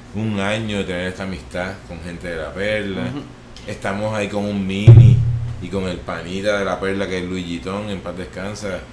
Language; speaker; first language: Spanish; native; Spanish